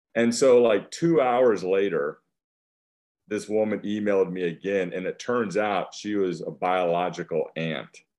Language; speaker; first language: English; native; English